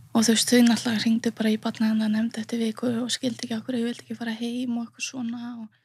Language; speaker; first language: Icelandic; early bilingual, other home language; Polish